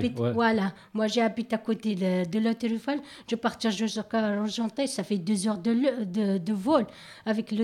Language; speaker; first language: French; non-native, learner; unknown